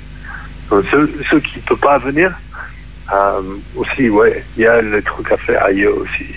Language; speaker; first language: French; non-native, fluent; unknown